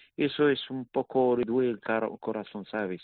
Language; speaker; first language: Spanish; non-native, learner; Arabic